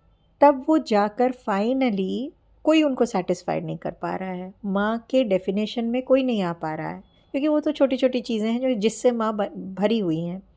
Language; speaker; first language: Hindi; native; Hindi